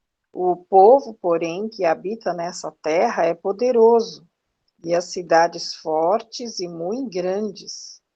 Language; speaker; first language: Portuguese; native; Portuguese